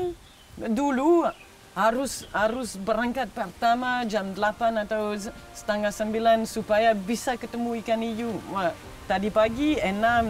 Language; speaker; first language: Indonesian; non-native, fluent; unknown